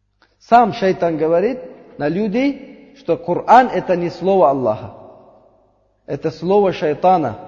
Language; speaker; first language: Russian; non-native, learner; Uzbek